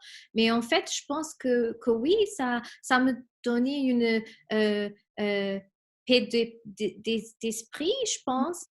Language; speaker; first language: French; non-native, fluent; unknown